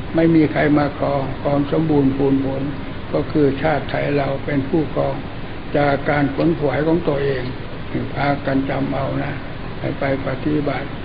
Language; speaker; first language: Thai; native; Thai